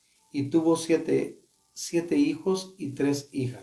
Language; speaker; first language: Spanish; native; Spanish